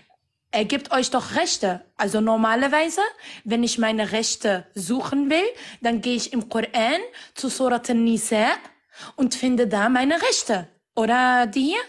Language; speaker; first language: German; non-native, fluent; Arabic